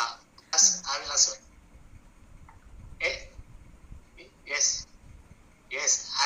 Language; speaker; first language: English; non-native, learner; Buginese